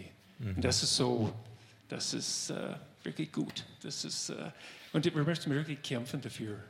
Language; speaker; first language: German; non-native, fluent; English